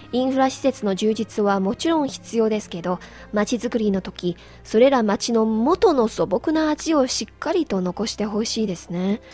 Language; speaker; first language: Japanese; non-native, fluent; Chinese